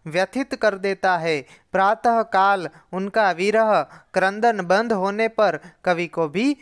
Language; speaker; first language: Hindi; non-native, local second language; Gujarati